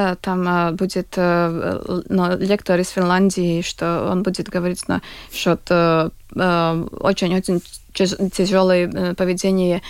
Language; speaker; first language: Russian; non-native, local second language; Latvian